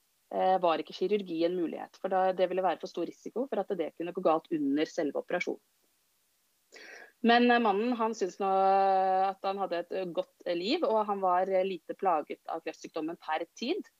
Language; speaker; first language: Norwegian; native; Norwegian